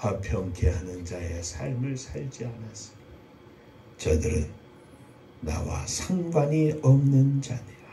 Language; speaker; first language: Korean; native; Korean